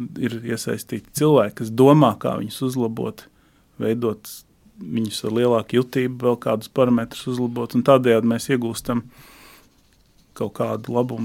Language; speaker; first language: Latvian; native; Latvian